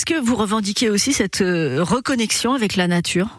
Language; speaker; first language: French; native; French